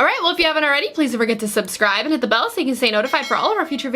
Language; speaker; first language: English; native; English